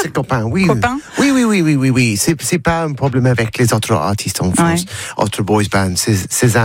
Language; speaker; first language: French; non-native, learner; English